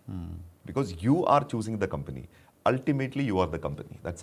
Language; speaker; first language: Hindi; non-native, local second language; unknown